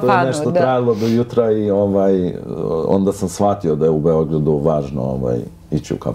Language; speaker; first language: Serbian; non-native, local second language; Albanian